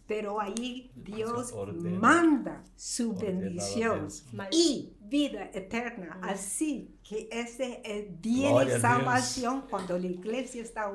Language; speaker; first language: Spanish; non-native, fluent; English